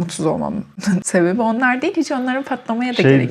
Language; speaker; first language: Turkish; native; Turkish